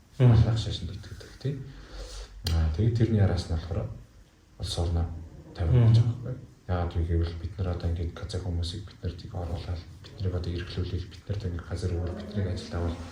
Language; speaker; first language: Mongolian; non-native, local second language; Kazakh